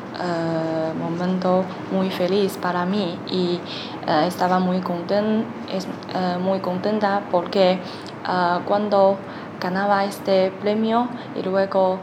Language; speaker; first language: Spanish; non-native, learner; Chinese